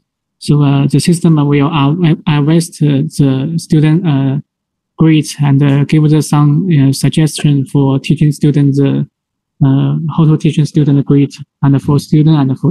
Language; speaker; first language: English; non-native, learner; Chinese